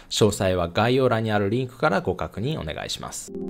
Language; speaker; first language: Japanese; native; Japanese